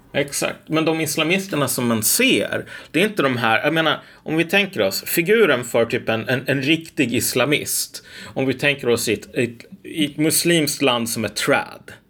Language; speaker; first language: Swedish; native; Swedish